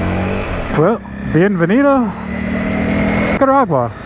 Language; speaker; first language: Spanish; non-native, learner; English